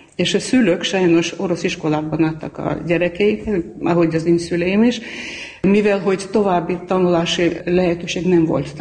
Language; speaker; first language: Hungarian; non-native, fluent; Armenian